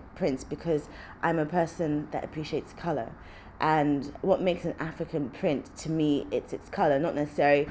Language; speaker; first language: English; early bilingual, other home language; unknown